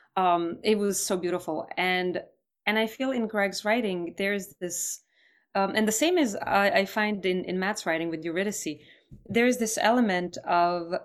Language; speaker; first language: English; non-native, fluent; Serbian